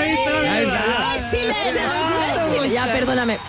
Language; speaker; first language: Spanish; native; Spanish